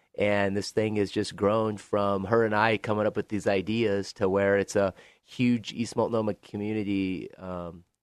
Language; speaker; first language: English; native; English